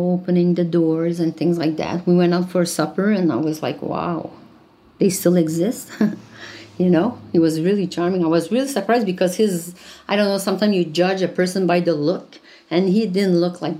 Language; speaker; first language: English; non-native, fluent; French